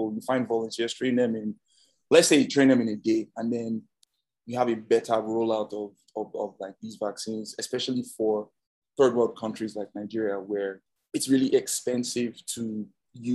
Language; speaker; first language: English; non-native, local second language; Yoruba